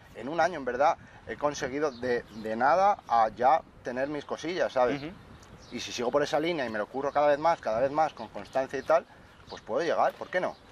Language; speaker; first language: Spanish; native; Spanish